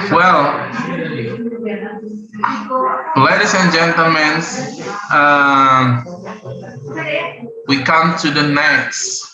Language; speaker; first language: English; non-native, learner; Indonesian